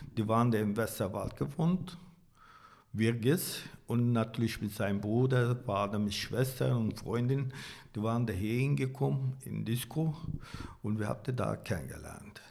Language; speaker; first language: German; non-native, learner; Turkish